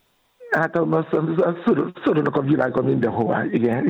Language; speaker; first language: Hungarian; non-native, learner; Yoruba